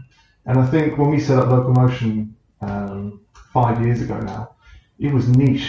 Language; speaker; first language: English; native; English